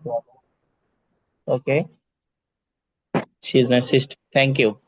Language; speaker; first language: English; non-native, fluent; Bangla